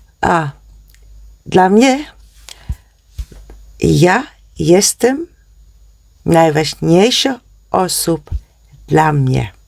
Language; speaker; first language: Polish; non-native, learner; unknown